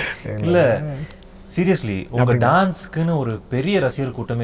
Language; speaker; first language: Tamil; native; Tamil